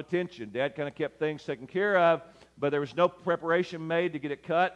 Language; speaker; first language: English; native; English